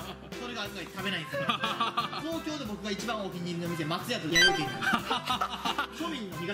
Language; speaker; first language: Japanese; native; Japanese